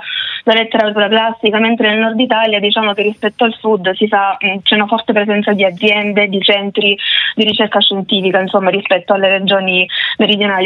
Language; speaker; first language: Italian; native; Italian